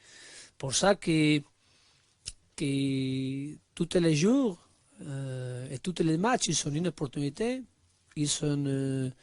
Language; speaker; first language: French; non-native, learner; Spanish